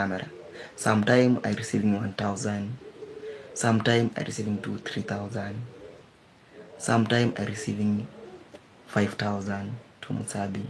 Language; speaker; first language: English; non-native, learner; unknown